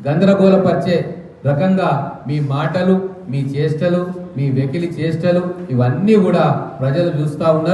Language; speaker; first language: Telugu; native; Telugu